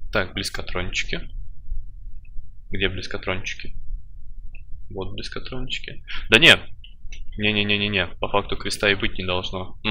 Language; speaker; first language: Russian; native; Russian